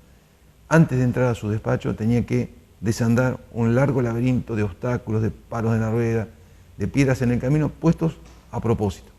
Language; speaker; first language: Spanish; native; Spanish